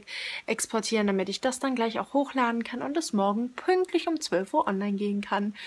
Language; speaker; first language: German; native; German